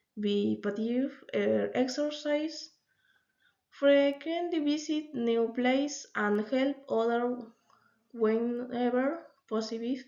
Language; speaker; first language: English; non-native, learner; Spanish